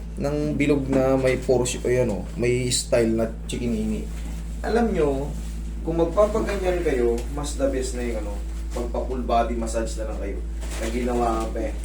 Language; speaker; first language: Filipino; native; Filipino